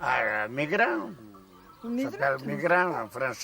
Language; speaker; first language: French; non-native, fluent; Portuguese